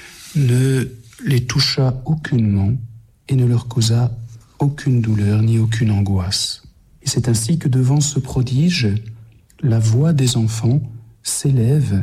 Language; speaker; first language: French; native; French